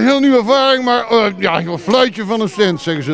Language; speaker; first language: Dutch; native; Dutch